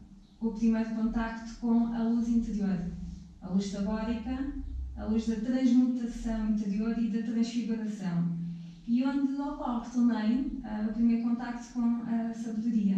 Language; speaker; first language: Portuguese; native; Portuguese